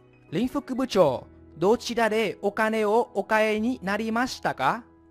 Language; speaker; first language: Japanese; non-native, fluent; Vietnamese